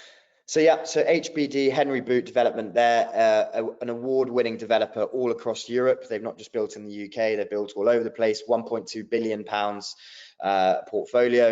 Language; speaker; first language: English; native; English